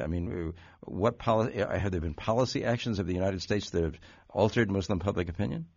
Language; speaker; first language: English; native; English